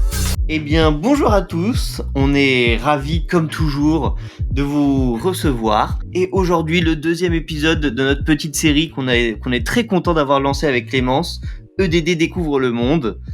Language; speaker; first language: French; native; French